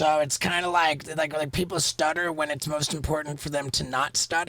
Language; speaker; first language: English; native; English